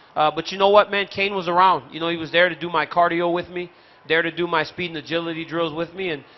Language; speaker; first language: English; native; English